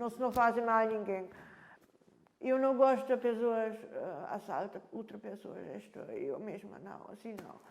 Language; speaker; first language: Portuguese; non-native, learner; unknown